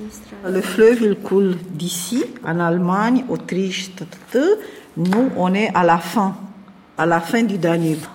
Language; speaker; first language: French; non-native, fluent; Romanian